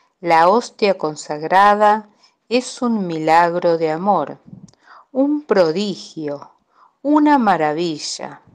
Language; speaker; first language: Spanish; native; Spanish